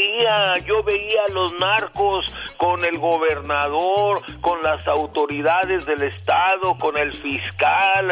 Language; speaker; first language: Spanish; native; Spanish